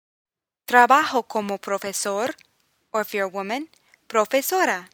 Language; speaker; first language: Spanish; non-native, fluent; English